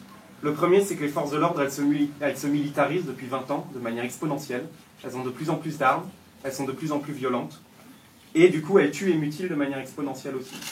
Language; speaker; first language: French; native; French